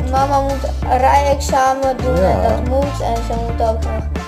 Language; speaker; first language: Dutch; non-native, learner; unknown